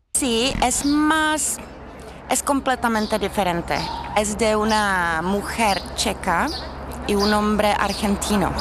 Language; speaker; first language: Spanish; non-native, fluent; Czech